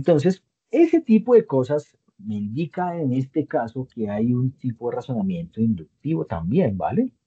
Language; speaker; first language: Spanish; native; Spanish